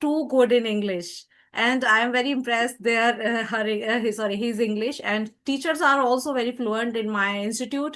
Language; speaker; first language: English; non-native, learner; Hindi